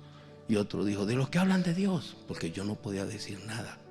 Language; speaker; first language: Spanish; native; Spanish